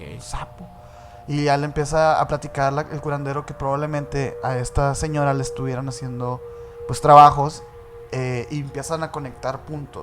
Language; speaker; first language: Spanish; native; Spanish